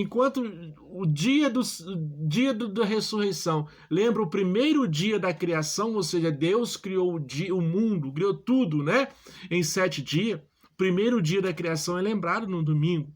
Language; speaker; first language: Portuguese; native; Portuguese